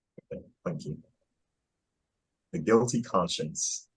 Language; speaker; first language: English; native; English